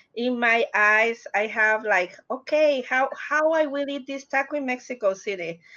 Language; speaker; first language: English; non-native, learner; Spanish